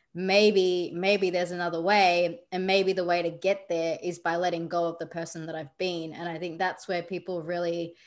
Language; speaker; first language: English; native; English